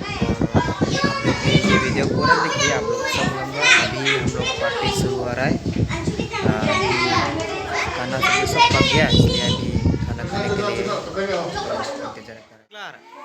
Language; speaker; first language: Hindi; non-native, local second language; Karbi